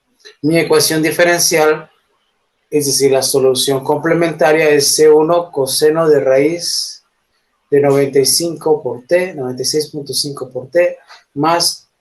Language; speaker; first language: Spanish; native; Spanish